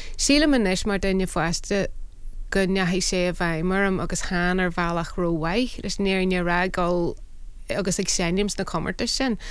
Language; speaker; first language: Irish; non-native, local second language; English